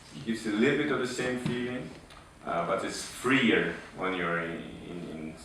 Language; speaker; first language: English; non-native, fluent; Swedish